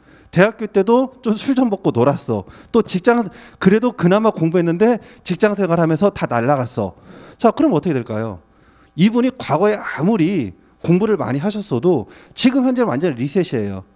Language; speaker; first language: Korean; native; Korean